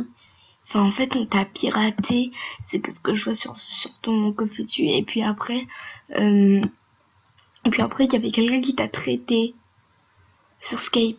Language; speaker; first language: French; native; French